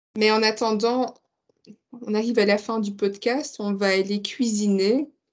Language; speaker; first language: French; non-native, learner; English